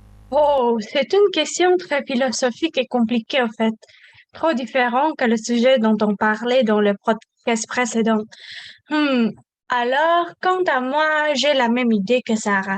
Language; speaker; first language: French; non-native, learner; Indonesian